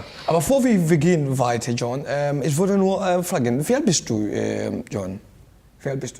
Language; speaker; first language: German; non-native, learner; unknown